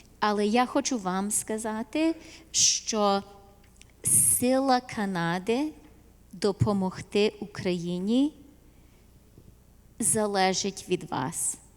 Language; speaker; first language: Ukrainian; early bilingual, heritage; Ukrainian